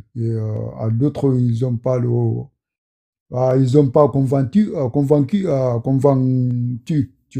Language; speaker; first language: French; non-native, learner; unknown